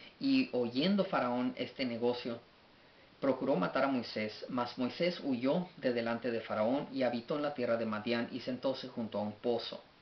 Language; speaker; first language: Spanish; early bilingual, heritage; Spanish